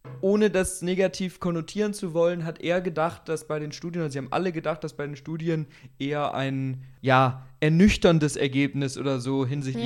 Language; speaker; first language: German; native; German